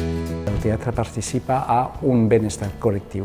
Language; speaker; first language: Catalan; non-native, fluent; French